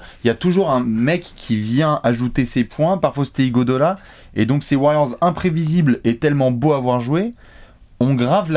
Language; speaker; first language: French; native; French